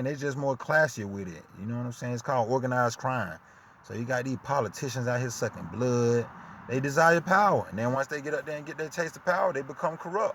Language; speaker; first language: English; native; English